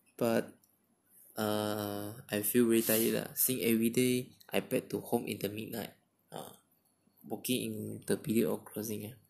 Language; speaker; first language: English; non-native, local second language; Chinese